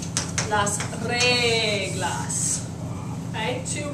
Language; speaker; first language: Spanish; non-native, fluent; English